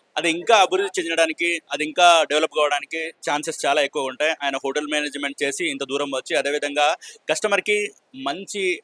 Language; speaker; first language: Telugu; native; Telugu